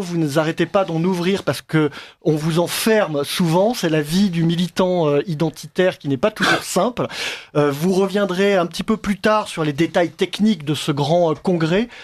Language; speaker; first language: French; native; French